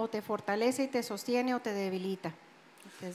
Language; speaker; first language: Spanish; native; Spanish